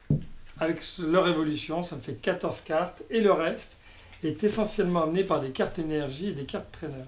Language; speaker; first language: French; native; French